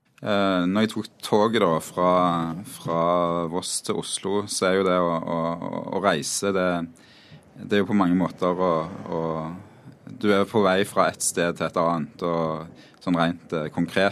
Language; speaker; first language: Norwegian; native; Norwegian